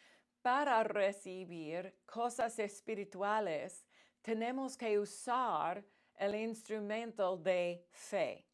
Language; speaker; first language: Spanish; non-native, fluent; English